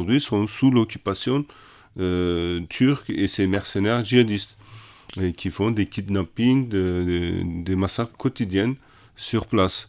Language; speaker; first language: French; non-native, fluent; Kurdish